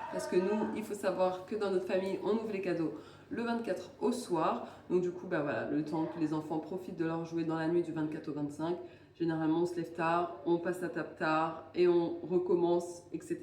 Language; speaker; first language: French; native; French